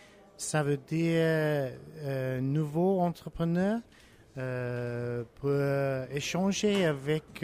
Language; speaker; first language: French; non-native, learner; English